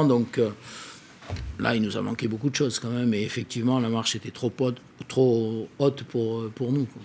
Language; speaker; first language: French; native; French